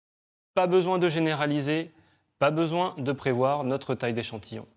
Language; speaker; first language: French; native; French